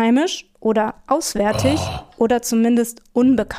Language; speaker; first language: German; native; German